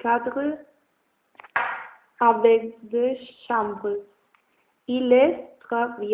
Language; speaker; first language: French; non-native, learner; Spanish